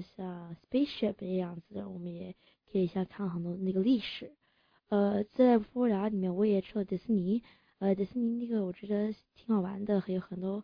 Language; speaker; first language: Chinese; early bilingual, heritage; English